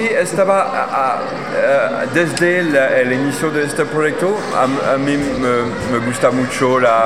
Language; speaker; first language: Spanish; non-native, learner; French